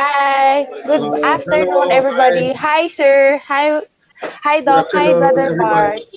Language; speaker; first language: English; non-native, local second language; Filipino